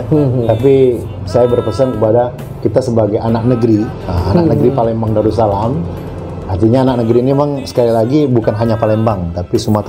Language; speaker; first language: Indonesian; native; Indonesian